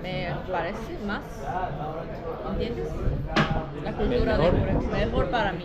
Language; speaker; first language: Spanish; non-native, learner; Korean